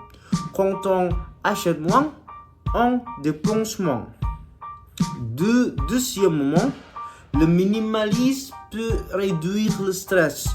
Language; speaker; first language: French; non-native, learner; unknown